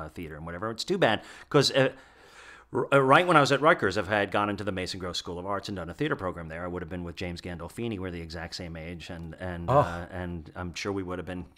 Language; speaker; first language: English; native; English